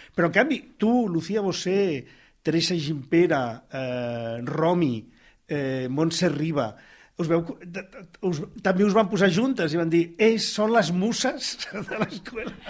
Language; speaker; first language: Catalan; native; Catalan